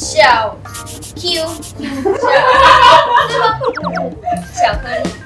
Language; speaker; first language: Chinese; non-native, learner; Thai